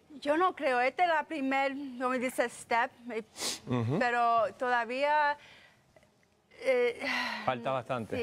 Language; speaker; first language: Spanish; early bilingual, heritage; English